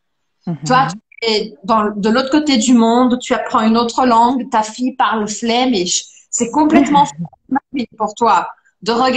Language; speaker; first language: French; non-native, fluent; Portuguese